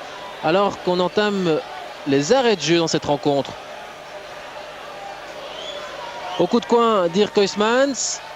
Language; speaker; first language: French; native; French